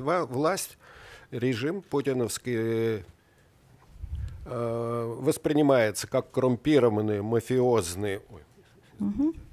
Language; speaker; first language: Russian; native; Russian